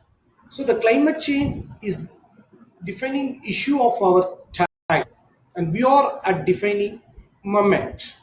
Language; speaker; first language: English; non-native, local second language; Tamil